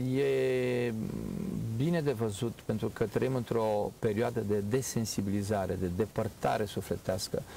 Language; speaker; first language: Romanian; native; Romanian